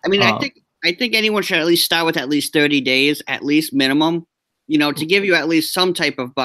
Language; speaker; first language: English; native; English